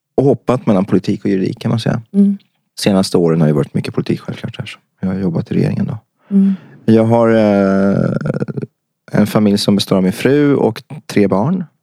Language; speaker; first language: Swedish; early bilingual, other home language; Persian